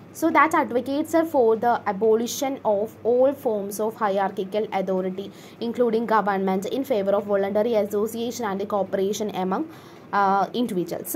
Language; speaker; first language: English; non-native, local second language; Malayalam